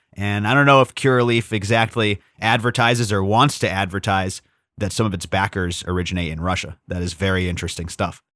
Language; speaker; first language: English; native; English